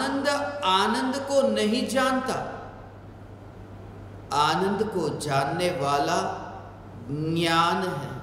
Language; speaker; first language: Hindi; non-native, local second language; Gujarati